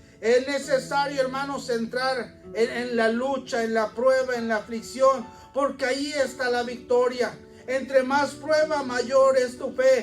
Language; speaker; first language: Spanish; native; Spanish